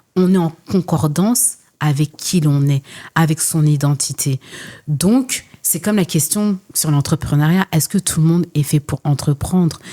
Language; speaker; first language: French; early bilingual, other home language; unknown